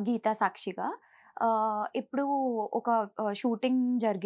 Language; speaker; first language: Telugu; non-native, learner; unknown